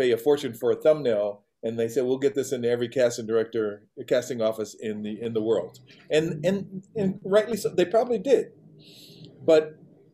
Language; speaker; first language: English; native; English